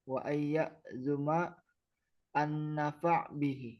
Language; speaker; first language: Arabic; non-native, learner; Indonesian